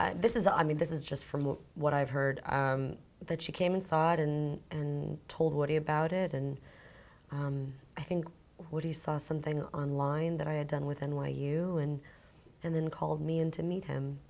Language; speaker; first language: English; early bilingual, other home language; Ukrainian